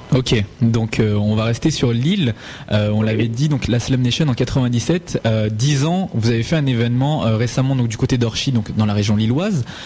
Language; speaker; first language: French; native; French